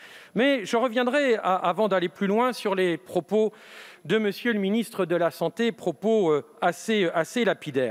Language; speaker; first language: French; native; French